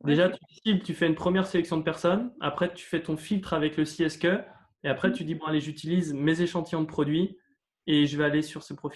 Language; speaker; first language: French; native; French